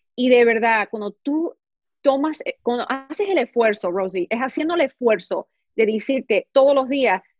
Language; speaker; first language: Spanish; early bilingual, heritage; Spanish